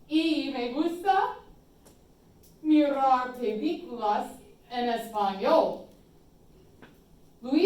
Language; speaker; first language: Spanish; non-native, fluent; English